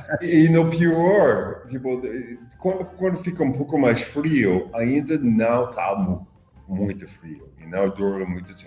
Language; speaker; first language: Portuguese; non-native, fluent; English